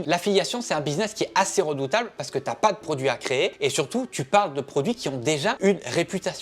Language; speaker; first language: French; native; French